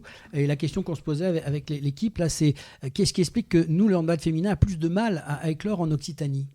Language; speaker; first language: French; native; French